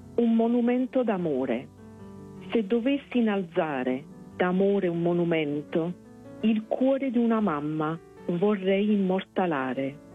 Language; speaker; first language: Italian; early bilingual, other home language; French